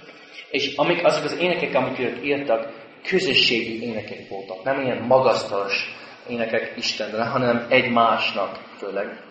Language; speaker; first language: Hungarian; non-native, fluent; English